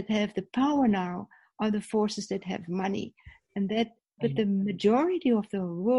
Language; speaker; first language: English; non-native, fluent; Dutch